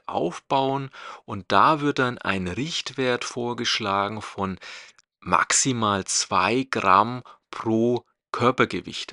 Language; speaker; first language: German; native; German